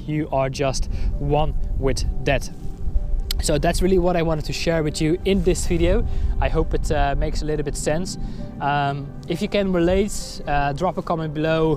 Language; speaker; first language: English; non-native, fluent; Dutch